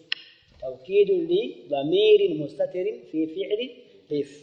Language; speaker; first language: Arabic; non-native, fluent; Swahili